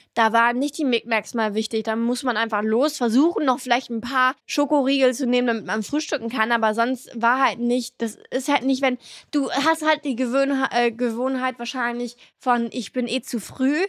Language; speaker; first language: German; early bilingual, other home language; French